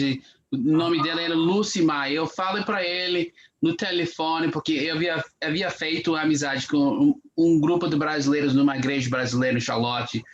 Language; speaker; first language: Portuguese; non-native, fluent; English